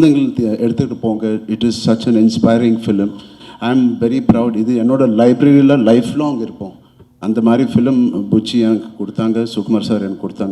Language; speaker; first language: Tamil; non-native, learner; Telugu